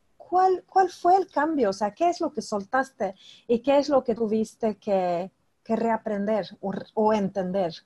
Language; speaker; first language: Spanish; non-native, fluent; Swedish